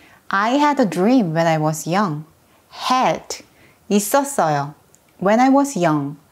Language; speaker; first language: English; non-native, fluent; Korean